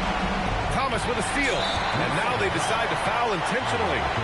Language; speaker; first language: English; native; English